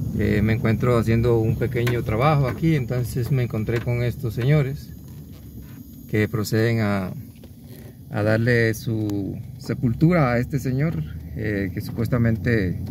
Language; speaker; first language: Spanish; native; Spanish